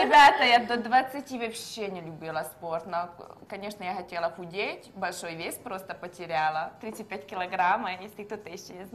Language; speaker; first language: Russian; non-native, learner; Hungarian